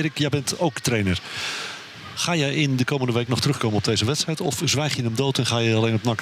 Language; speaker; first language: Dutch; native; Dutch